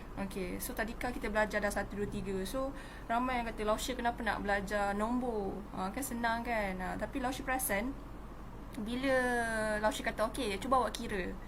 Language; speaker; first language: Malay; native; Malay